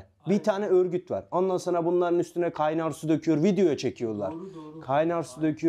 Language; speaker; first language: Turkish; native; Turkish